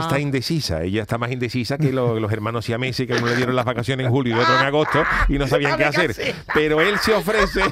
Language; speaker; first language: Spanish; native; Spanish